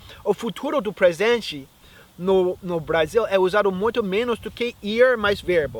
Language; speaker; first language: Portuguese; non-native, fluent; English